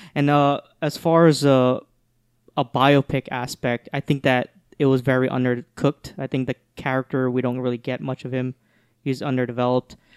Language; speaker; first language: English; native; English